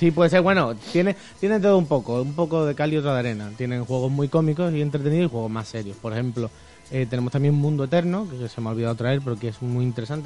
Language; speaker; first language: Spanish; native; Spanish